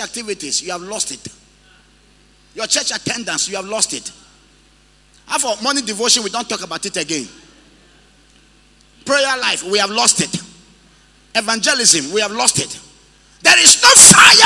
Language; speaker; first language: English; non-native, local second language; Ewe